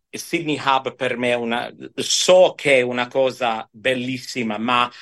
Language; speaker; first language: Italian; early bilingual, heritage; Italian